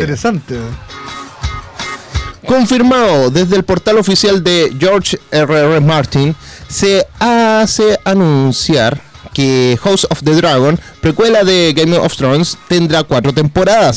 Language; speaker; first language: Spanish; native; Spanish